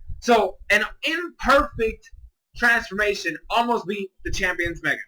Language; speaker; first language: English; native; English